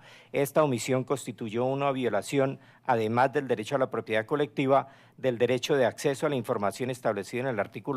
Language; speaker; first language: Spanish; native; Spanish